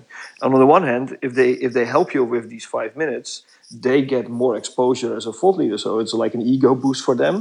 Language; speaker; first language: English; non-native, fluent; Dutch